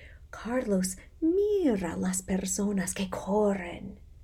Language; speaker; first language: Spanish; non-native, fluent; English